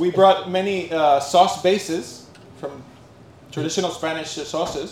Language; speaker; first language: English; non-native, fluent; Spanish